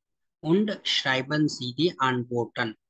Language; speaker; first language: German; non-native, fluent; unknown